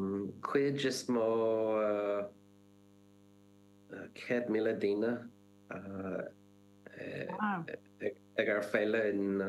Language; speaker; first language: Irish; non-native, learner; English